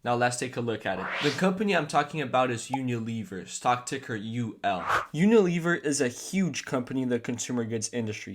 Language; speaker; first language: English; non-native, fluent; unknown